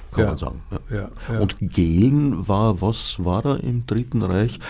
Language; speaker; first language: German; native; German